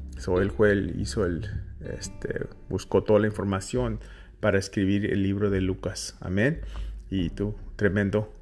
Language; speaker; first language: Spanish; early bilingual, heritage; Spanish